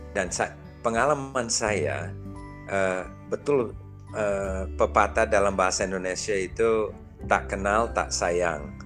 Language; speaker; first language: Indonesian; non-native, fluent; English